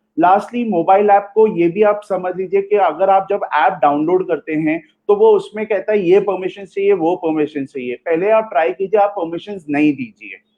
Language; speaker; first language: Hindi; non-native, local second language; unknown